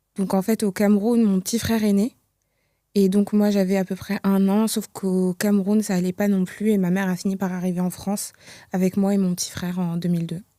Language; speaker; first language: French; early bilingual, other home language; Kinyarwanda